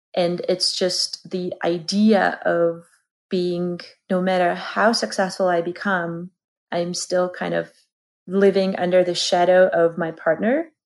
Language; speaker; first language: English; non-native, fluent; Georgian